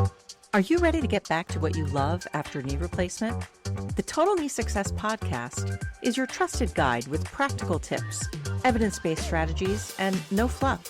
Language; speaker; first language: English; native; English